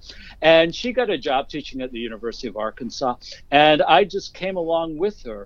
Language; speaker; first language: English; native; English